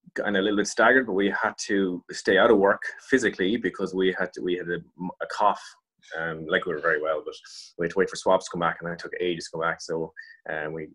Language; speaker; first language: English; native; English